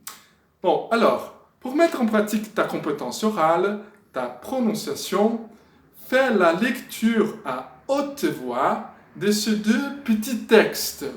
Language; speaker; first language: French; non-native, fluent; Portuguese